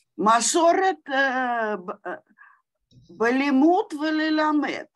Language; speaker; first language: Hebrew; non-native, learner; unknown